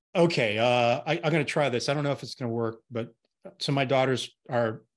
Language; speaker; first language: English; native; English